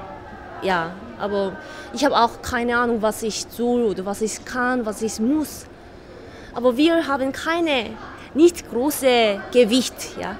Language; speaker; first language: German; non-native, learner; Korean